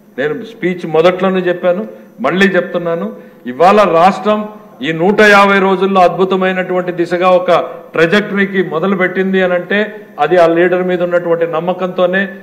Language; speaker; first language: Telugu; native; Telugu